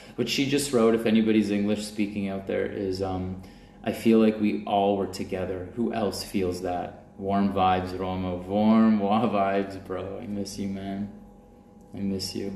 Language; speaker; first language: English; native; English